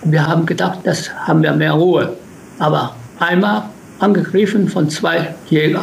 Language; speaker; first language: German; non-native, learner; Japanese